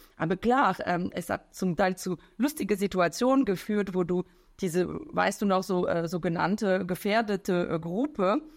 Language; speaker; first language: German; non-native, local second language; French